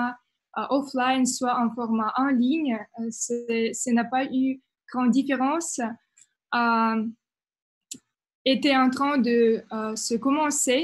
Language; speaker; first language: French; non-native, fluent; Russian